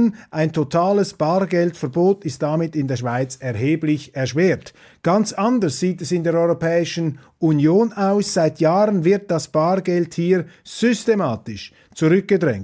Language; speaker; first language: German; non-native, local second language; Swiss German